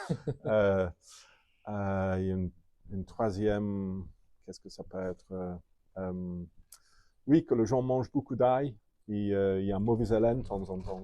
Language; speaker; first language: French; non-native, fluent; English